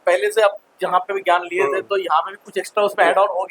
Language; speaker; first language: Hindi; native; Hindi